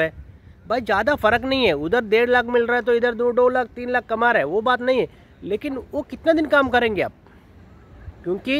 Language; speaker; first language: Hindi; non-native, local second language; Telugu